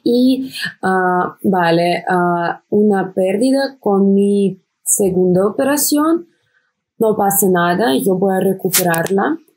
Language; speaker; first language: Spanish; non-native, fluent; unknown